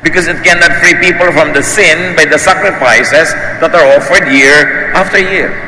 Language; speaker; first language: English; non-native, local second language; Filipino